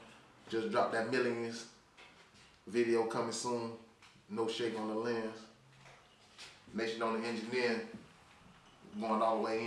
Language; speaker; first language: English; native; English